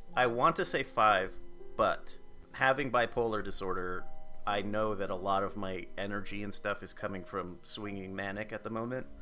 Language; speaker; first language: English; native; English